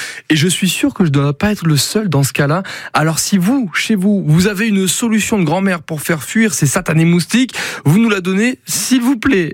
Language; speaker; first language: French; native; French